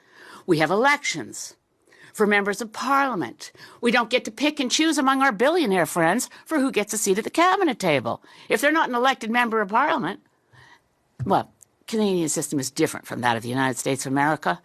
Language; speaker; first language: English; native; English